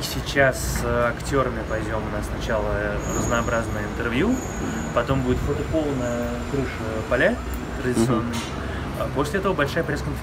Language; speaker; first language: Russian; native; Russian